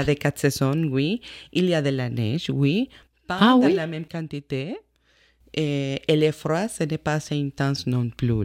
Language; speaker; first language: French; non-native, fluent; Spanish